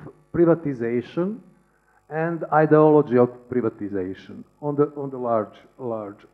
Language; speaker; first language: English; non-native, learner; Serbian